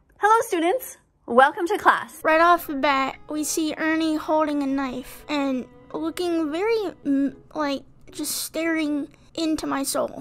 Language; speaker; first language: English; native; English